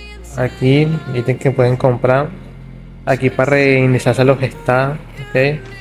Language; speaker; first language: Spanish; non-native, fluent; Portuguese